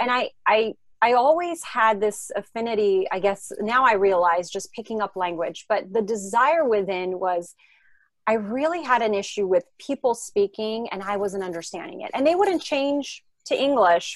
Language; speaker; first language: English; non-native, fluent; French